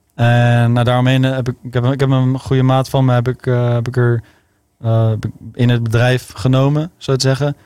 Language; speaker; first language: Dutch; native; Dutch